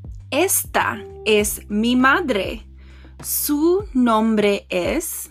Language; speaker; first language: Spanish; non-native, learner; English